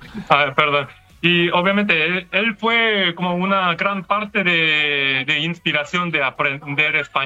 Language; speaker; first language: Spanish; non-native, fluent; Korean